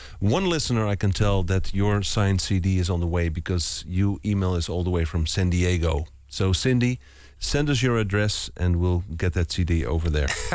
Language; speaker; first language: English; non-native, fluent; Dutch